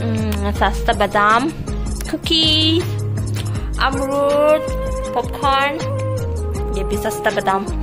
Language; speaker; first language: Hindi; non-native, local second language; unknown